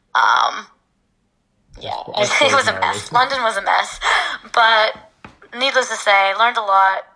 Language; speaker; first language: English; native; English